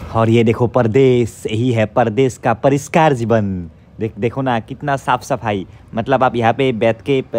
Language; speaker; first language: Hindi; non-native, local second language; Assamese